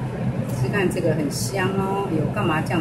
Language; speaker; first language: Chinese; native; Chinese